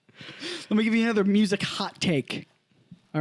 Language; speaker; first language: English; native; English